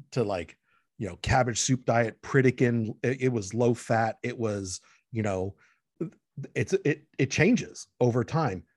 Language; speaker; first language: English; early bilingual, other home language; Spanish